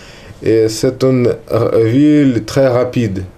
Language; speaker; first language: French; non-native, learner; Russian